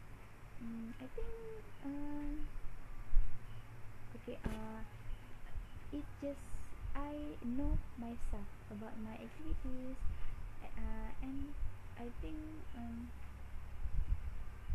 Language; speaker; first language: English; non-native, local second language; Malay